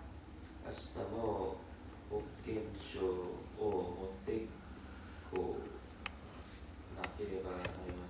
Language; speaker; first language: Japanese; non-native, learner; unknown